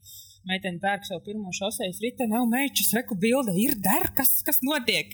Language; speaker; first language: Latvian; native; Latvian